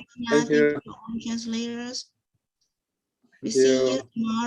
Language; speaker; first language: English; non-native, fluent; Vietnamese